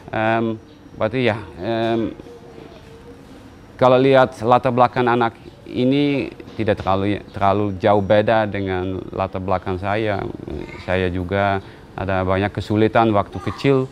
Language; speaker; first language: Indonesian; non-native, fluent; Dutch